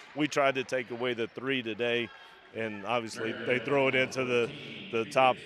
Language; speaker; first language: English; native; English